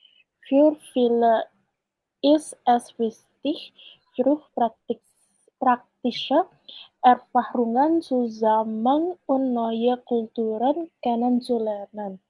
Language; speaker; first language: German; non-native, learner; Indonesian